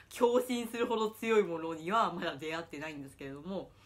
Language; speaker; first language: Japanese; native; Japanese